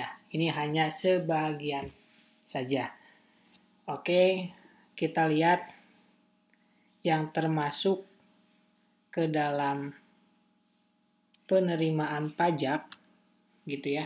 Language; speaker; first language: Indonesian; native; Indonesian